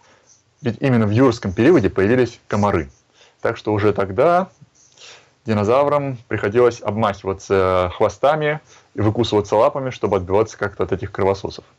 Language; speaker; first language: Russian; native; Russian